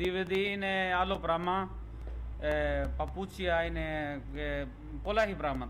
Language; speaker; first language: Greek; non-native, learner; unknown